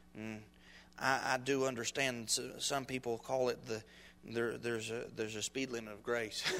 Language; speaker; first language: English; native; English